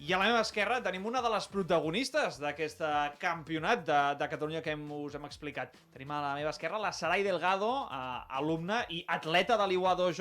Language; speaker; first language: Catalan; native; Catalan